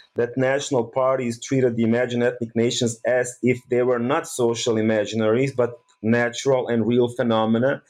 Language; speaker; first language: English; early bilingual, other home language; Bosnian